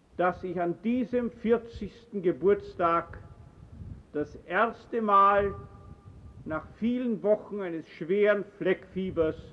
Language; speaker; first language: German; native; German